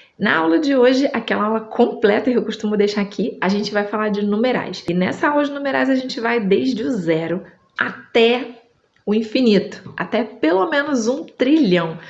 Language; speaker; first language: Portuguese; native; Portuguese